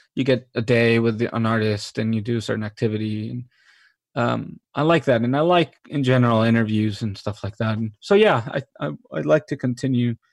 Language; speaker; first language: English; non-native, fluent; Spanish